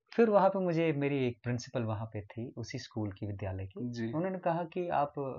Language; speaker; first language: Hindi; non-native, local second language; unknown